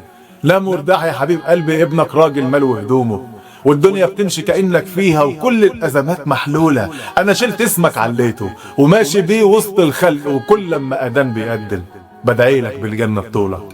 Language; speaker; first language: Arabic; native; Arabic